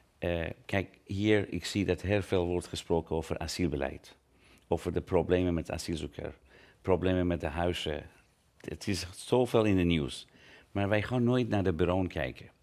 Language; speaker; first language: Dutch; non-native, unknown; Persian